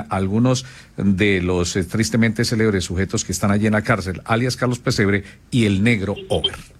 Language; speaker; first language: Spanish; native; Spanish